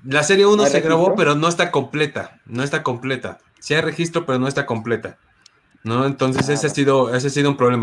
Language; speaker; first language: Spanish; native; Spanish